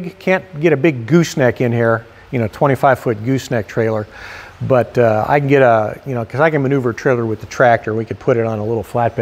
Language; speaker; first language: English; native; English